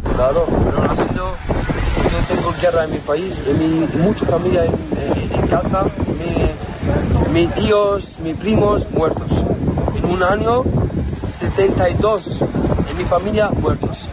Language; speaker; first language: Spanish; non-native, learner; Arabic